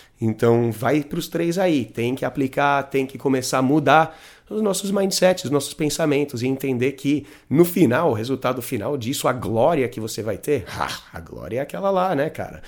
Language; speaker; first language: Portuguese; non-native, fluent; English